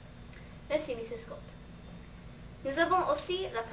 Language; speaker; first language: French; non-native, learner; English